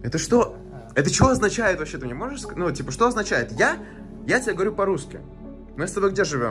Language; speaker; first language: Russian; native; Russian